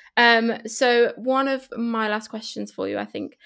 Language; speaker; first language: English; early bilingual, other home language; Spanish